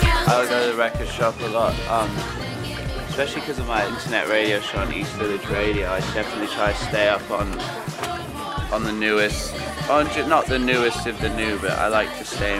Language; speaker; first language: English; native; English